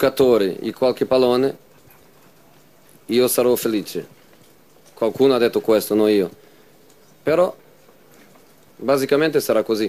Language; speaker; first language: Italian; non-native, fluent; Portuguese